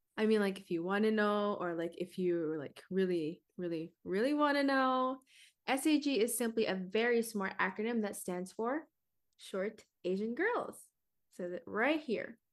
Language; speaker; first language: English; early bilingual, other home language; Filipino